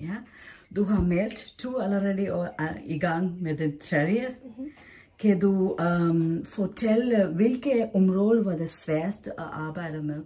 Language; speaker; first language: Danish; non-native, fluent; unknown